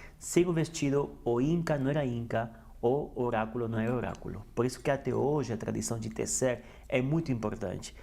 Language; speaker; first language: Portuguese; non-native, fluent; Spanish